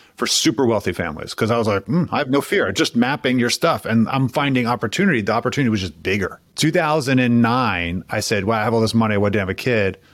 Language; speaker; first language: English; native; English